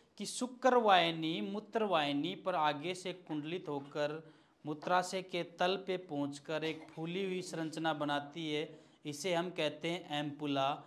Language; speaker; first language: Hindi; native; Hindi